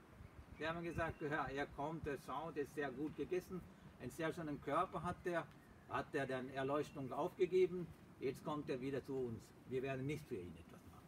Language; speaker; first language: German; non-native, fluent; Sinhala